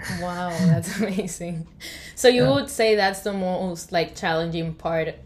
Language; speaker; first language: English; non-native, fluent; Spanish